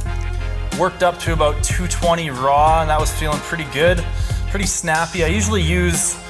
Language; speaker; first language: English; native; English